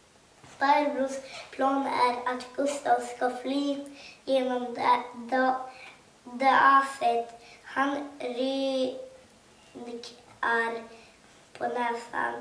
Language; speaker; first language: Swedish; early bilingual, other home language; Kurdish